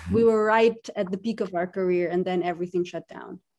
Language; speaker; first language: English; non-native, fluent; Russian